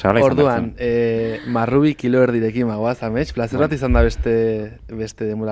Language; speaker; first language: Basque; native; Basque